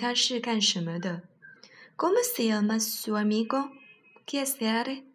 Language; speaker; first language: Spanish; non-native, learner; Chinese